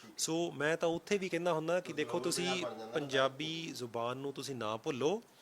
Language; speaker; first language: Punjabi; early bilingual, heritage; Punjabi